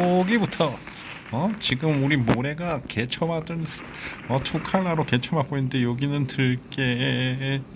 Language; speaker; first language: Korean; native; Korean